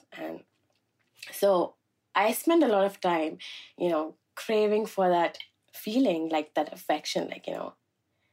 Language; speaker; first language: English; non-native, local second language; Malayalam